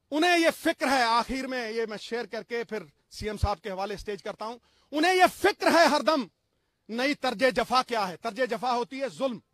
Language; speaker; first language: Hindi; non-native, local second language; Punjabi